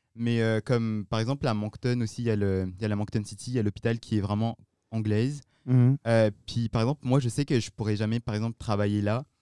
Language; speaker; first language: French; non-native, local second language; Malagasy